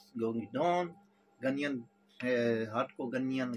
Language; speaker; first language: Filipino; non-native, learner; Urdu